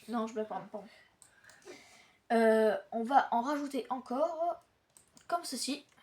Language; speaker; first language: French; native; French